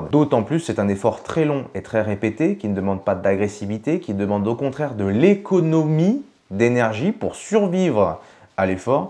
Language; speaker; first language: French; native; French